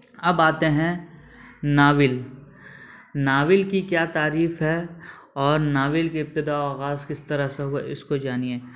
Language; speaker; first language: Urdu; native; Urdu